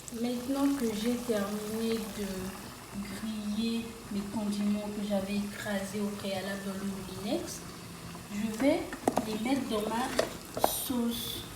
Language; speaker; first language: French; non-native, local second language; Lingala